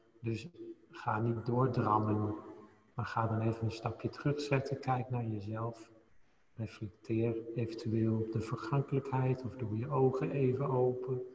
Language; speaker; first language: Dutch; native; Dutch